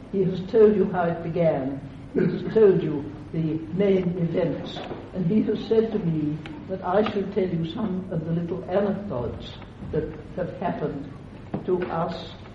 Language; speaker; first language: English; native; English